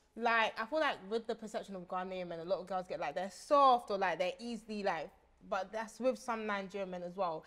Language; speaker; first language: English; early bilingual, other home language; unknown